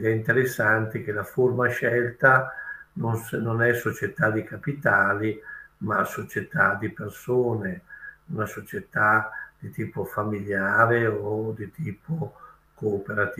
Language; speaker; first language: Italian; native; Italian